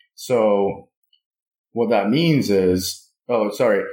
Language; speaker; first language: English; non-native, fluent; Russian